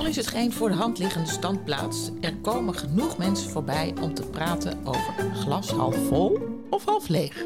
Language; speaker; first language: Dutch; native; Dutch